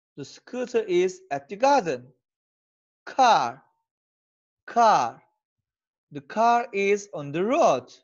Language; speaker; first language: English; non-native, fluent; Turkish